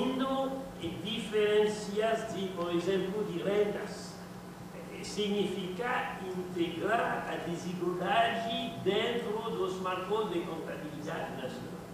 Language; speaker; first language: Portuguese; non-native, learner; French